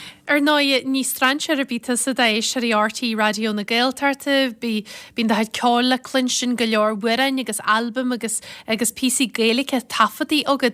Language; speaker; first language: Irish; native; Irish